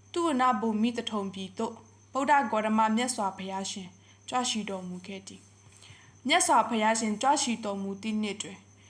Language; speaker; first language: Burmese; non-native, local second language; Pa'o Karen